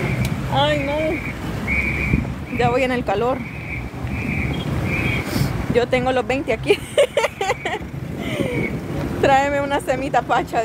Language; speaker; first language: Spanish; native; Spanish